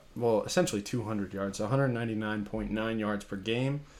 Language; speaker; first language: English; native; English